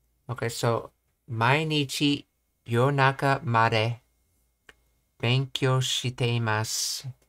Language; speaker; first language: Japanese; non-native, learner; English